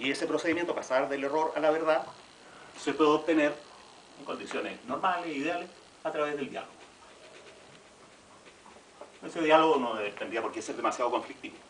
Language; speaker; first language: Spanish; native; Spanish